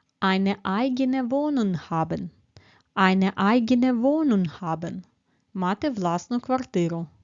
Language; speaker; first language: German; non-native, fluent; Ukrainian